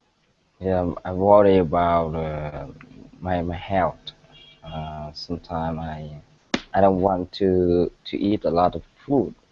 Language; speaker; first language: English; non-native, learner; Vietnamese